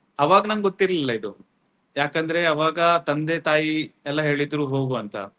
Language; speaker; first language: Kannada; non-native, local second language; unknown